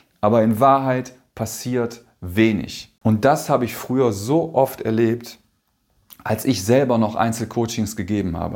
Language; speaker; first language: German; native; German